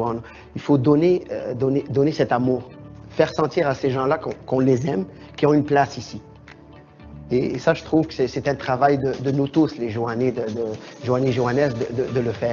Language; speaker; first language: French; non-native, local second language; Arabic